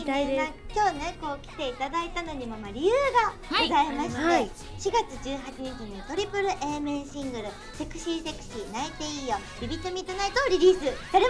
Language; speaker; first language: Japanese; native; Japanese